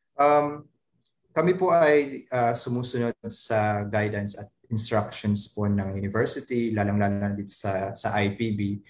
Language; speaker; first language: Filipino; native; Filipino